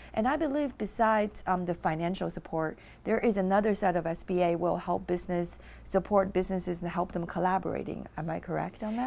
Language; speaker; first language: English; non-native, fluent; Chinese